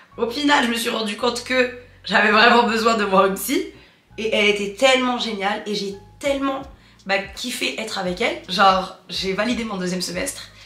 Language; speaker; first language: French; non-native, local second language; Arabic